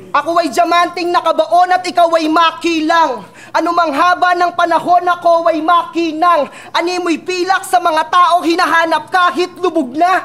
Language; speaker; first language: Filipino; native; Filipino